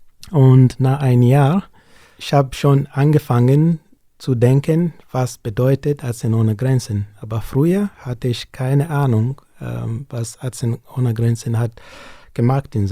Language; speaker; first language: German; non-native, learner; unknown